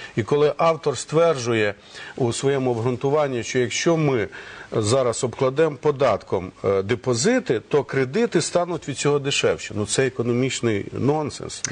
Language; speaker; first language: Ukrainian; native; Ukrainian